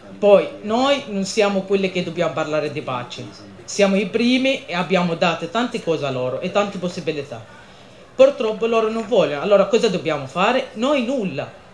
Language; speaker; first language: Italian; non-native, fluent; Arabic